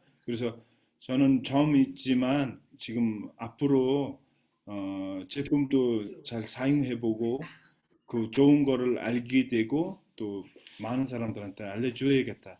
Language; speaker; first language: Korean; non-native, fluent; Mongolian